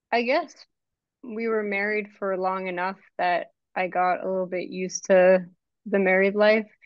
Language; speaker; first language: English; native; English